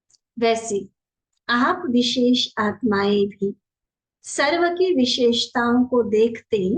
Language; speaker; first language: Hindi; native; Hindi